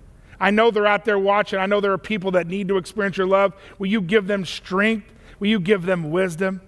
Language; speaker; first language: English; native; English